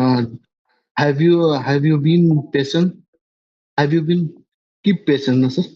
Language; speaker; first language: English; non-native, learner; Hindi